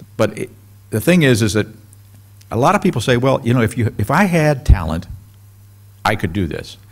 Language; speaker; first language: English; native; English